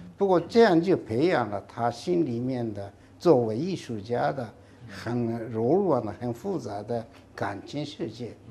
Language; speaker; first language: Chinese; non-native, fluent; Japanese